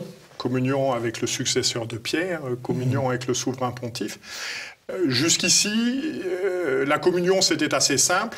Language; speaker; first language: French; native; French